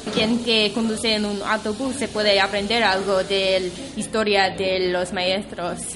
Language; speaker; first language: Spanish; non-native, fluent; English